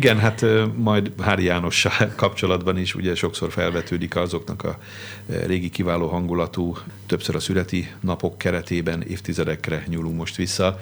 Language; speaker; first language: Hungarian; native; Hungarian